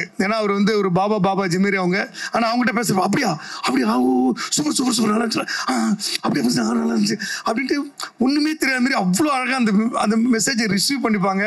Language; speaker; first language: Tamil; native; Tamil